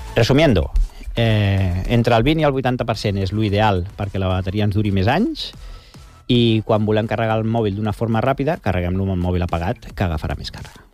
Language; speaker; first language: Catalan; non-native, local second language; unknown